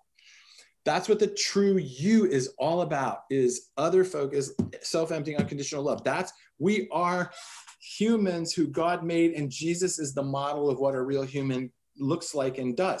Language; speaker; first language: English; native; English